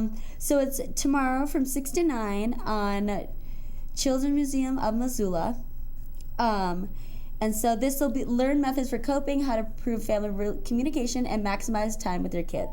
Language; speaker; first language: English; native; English